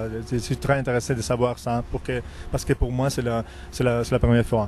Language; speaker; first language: French; non-native, fluent; Spanish